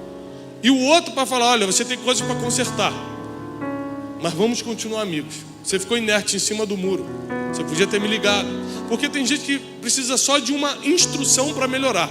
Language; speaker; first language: Portuguese; native; Portuguese